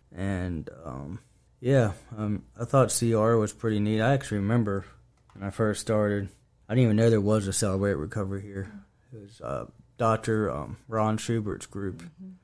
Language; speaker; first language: English; native; English